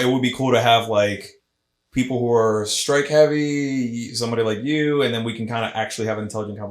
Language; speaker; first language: English; native; English